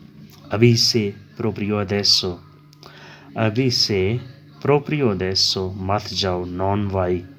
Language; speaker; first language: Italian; non-native, learner; Urdu